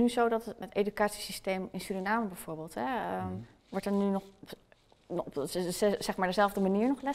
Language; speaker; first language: Dutch; native; Dutch